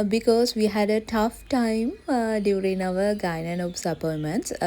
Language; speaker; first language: English; non-native, local second language; Sinhala